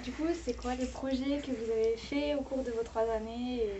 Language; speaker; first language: French; native; French